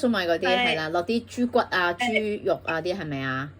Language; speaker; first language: Cantonese; native; Cantonese